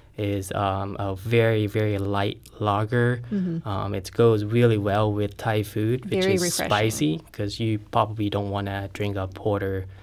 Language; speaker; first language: English; non-native, fluent; Thai